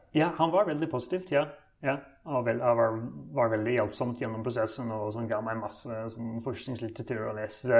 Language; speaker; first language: Norwegian; non-native, fluent; English